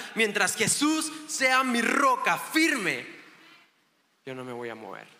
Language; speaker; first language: Spanish; native; Spanish